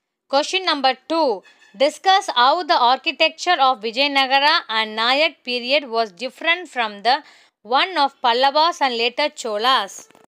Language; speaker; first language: English; non-native, local second language; Tamil